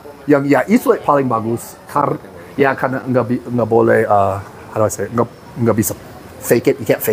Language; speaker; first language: Indonesian; non-native, fluent; English